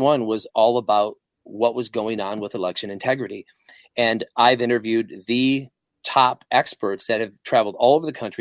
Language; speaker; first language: English; native; English